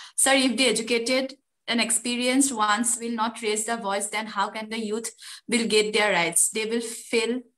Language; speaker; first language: English; non-native, local second language; Assamese